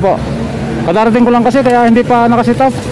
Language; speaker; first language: Filipino; native; Filipino